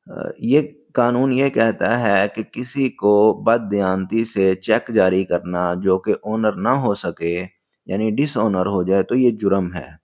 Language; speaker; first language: Urdu; native; Urdu